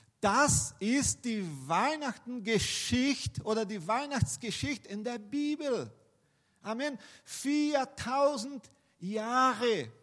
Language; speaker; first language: German; non-native, fluent; Portuguese